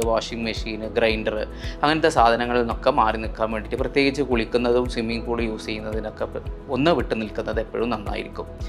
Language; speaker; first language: Malayalam; native; Malayalam